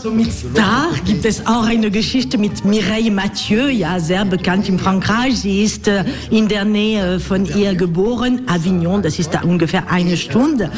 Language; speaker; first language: German; non-native, learner; French